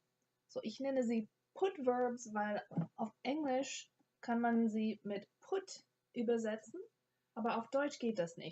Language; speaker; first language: German; non-native, fluent; English